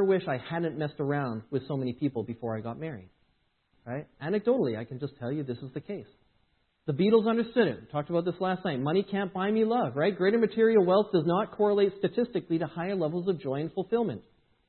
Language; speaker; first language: English; native; English